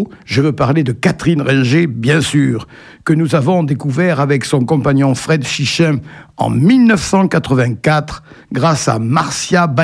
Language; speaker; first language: French; native; French